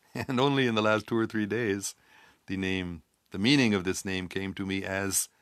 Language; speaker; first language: English; native; English